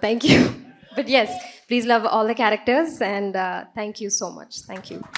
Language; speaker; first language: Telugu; non-native, learner; Malayalam